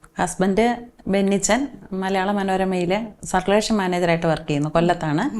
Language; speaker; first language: Malayalam; native; Malayalam